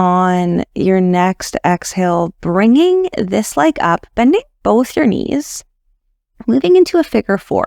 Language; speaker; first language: English; native; English